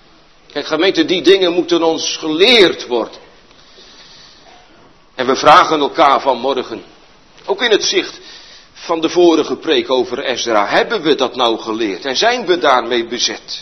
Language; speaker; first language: Dutch; native; Dutch